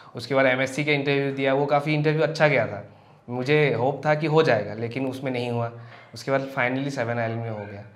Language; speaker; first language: Hindi; non-native, local second language; Assamese